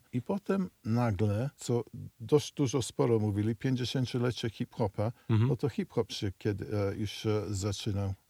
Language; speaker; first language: Polish; early bilingual, heritage; Polish